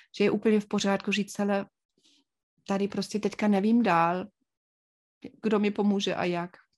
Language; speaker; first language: Czech; non-native, fluent; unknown